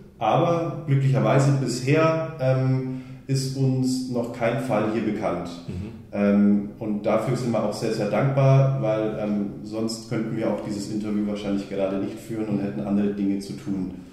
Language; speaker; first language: German; native; German